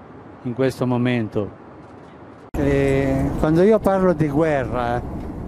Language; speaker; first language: Italian; non-native, fluent; Spanish